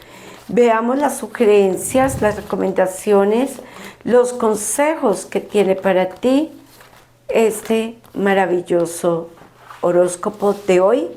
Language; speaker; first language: Spanish; native; Spanish